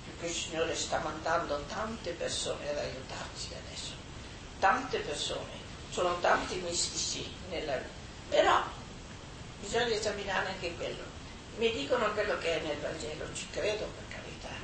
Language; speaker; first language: Italian; non-native, fluent; German